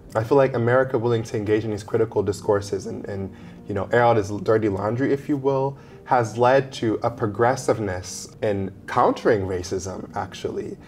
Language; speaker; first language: English; native; English